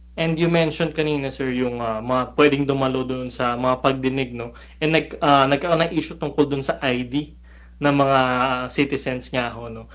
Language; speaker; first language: Filipino; native; Filipino